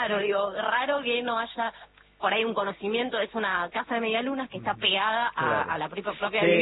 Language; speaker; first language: Spanish; native; Spanish